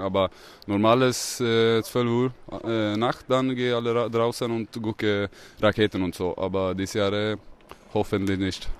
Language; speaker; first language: German; non-native, learner; Swedish